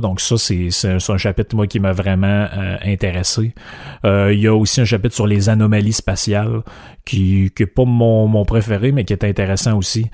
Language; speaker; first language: French; native; French